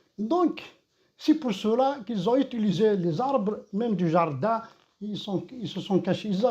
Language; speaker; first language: French; non-native, local second language; Kabyle